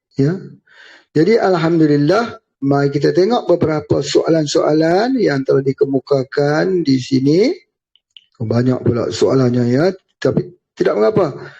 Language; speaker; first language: Malay; native; Malay